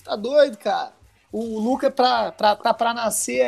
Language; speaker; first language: Portuguese; native; Portuguese